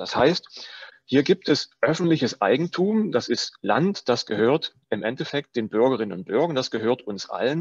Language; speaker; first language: German; native; German